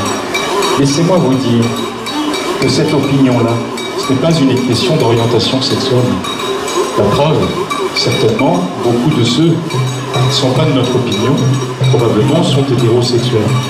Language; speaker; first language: French; native; French